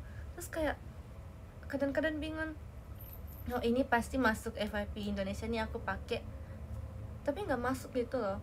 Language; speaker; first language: Indonesian; native; Indonesian